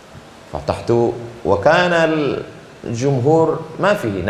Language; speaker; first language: Arabic; non-native, fluent; Indonesian